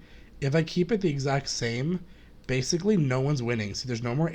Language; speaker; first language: English; native; English